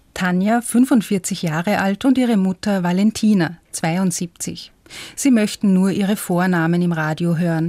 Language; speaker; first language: German; native; German